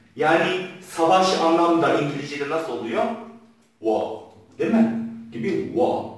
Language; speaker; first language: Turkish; non-native, fluent; Korean